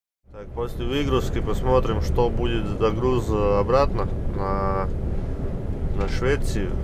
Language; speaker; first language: Russian; non-native, fluent; Latvian